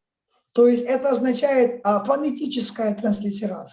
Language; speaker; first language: Russian; native; Russian